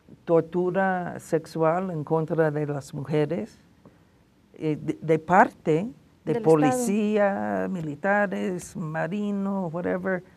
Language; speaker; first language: Spanish; non-native, fluent; English